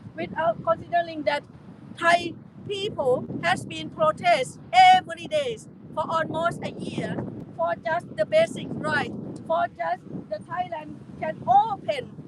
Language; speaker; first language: English; non-native, fluent; Thai